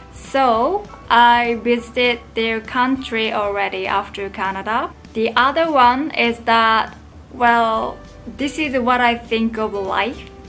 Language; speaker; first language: English; non-native, fluent; Japanese